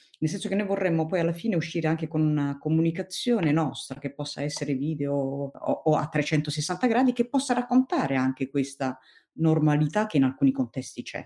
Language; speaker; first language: Italian; non-native, fluent; Tigrinya